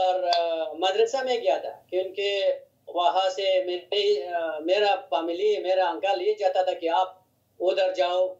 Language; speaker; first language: Hindi; non-native, learner; Hazaragi